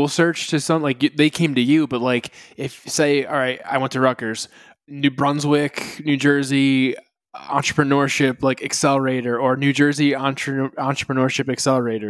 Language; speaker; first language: English; native; English